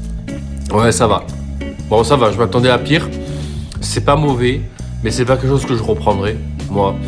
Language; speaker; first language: French; native; French